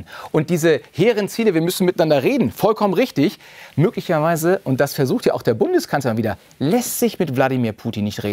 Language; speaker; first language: German; native; German